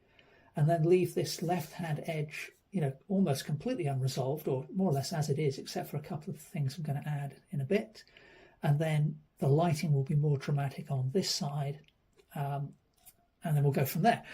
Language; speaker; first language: English; native; English